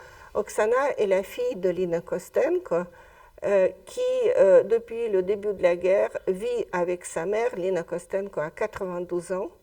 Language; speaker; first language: French; non-native, fluent; Russian